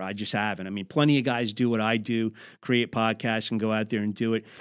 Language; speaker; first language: English; native; English